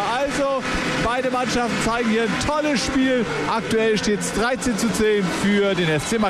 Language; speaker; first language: German; native; German